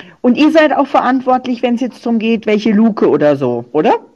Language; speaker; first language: German; native; German